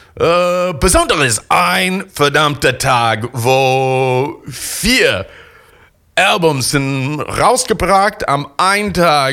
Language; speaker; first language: German; non-native, fluent; English